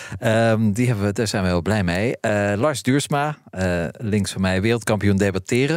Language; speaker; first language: Dutch; native; Dutch